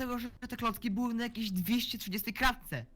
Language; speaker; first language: Polish; native; Polish